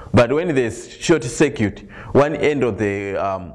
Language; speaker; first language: English; non-native, local second language; Nyanja